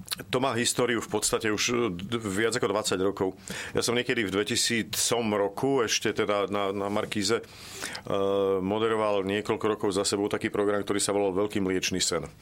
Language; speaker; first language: Slovak; native; Slovak